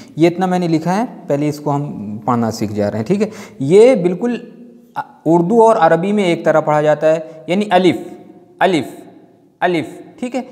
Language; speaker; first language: Urdu; native; Urdu